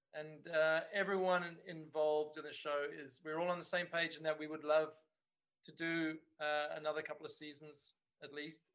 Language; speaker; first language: English; native; English